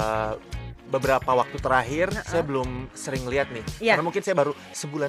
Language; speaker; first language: Indonesian; native; Indonesian